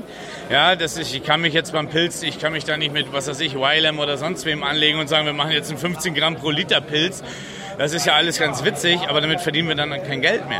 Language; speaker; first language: German; native; German